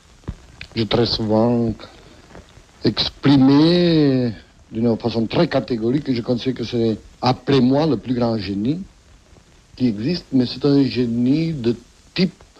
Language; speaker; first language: French; non-native, fluent; Catalan